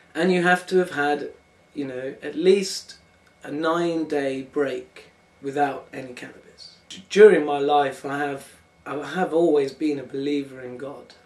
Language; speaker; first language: English; native; English